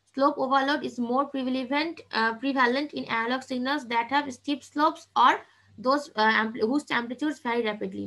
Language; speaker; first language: English; non-native, local second language; Bangla